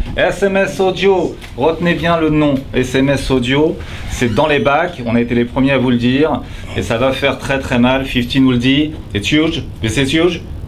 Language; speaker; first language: French; native; French